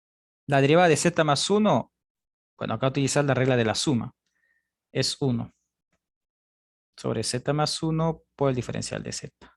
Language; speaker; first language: Spanish; native; Spanish